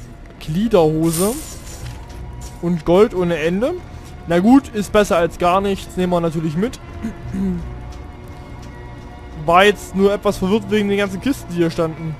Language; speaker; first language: German; native; German